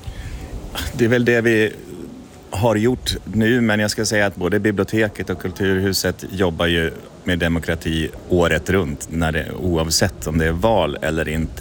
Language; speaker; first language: Swedish; native; Swedish